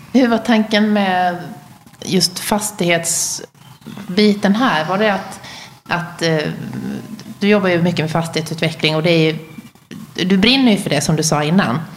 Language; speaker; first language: Swedish; native; Swedish